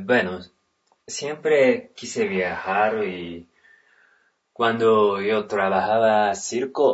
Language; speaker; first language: Spanish; non-native, learner; Japanese